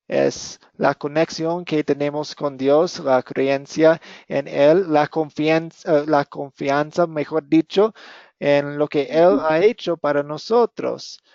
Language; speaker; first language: Spanish; non-native, fluent; English